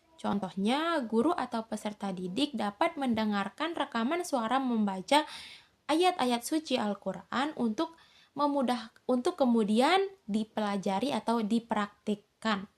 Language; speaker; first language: Indonesian; native; Indonesian